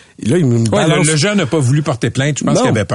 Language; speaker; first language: French; native; French